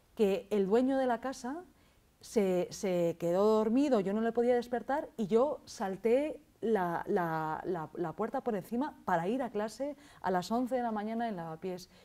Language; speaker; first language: Spanish; native; Spanish